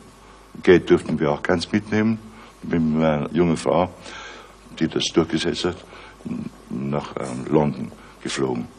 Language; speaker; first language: German; native; German